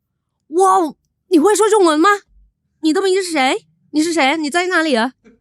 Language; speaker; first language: Chinese; non-native, learner; Indonesian